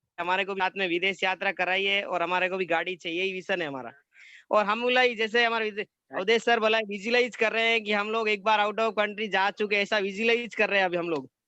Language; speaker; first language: Hindi; native; Hindi